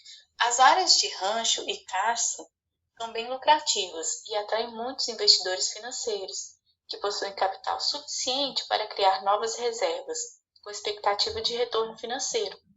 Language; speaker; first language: Portuguese; native; Portuguese